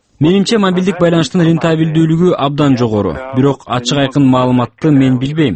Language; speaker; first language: Kyrgyz; native; Kyrgyz